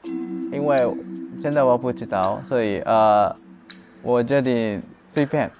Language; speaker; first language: Chinese; non-native, learner; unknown